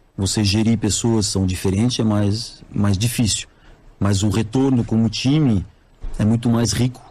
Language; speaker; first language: Portuguese; non-native, fluent; French